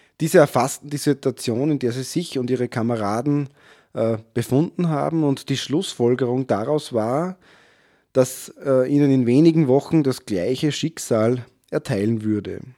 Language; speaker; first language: German; native; German